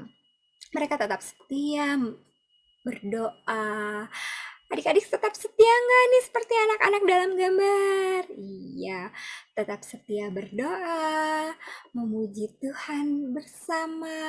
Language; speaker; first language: Indonesian; native; Indonesian